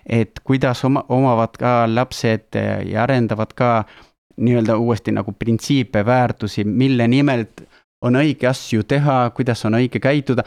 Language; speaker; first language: Estonian; non-native, fluent; Spanish